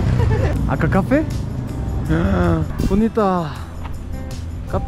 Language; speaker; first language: Spanish; non-native, learner; Korean